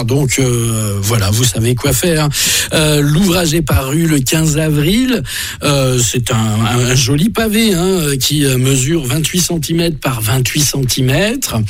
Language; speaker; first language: French; native; French